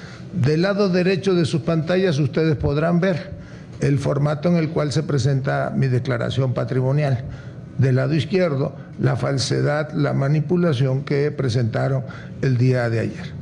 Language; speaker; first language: Spanish; native; Spanish